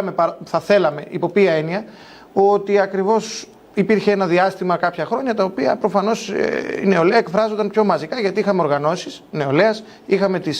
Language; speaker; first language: Greek; native; Greek